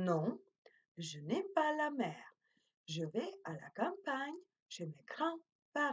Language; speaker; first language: French; non-native, fluent; Macedonian